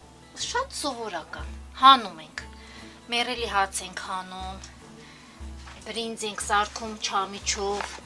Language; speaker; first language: Armenian; non-native, local second language; Kurdish